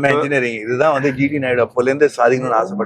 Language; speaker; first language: Tamil; native; Tamil